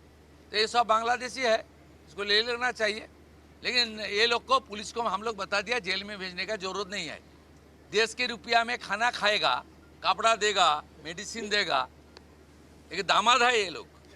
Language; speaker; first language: Hindi; non-native, local second language; Bangla